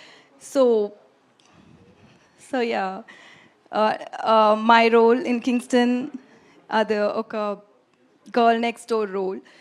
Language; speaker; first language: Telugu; non-native, learner; Tamil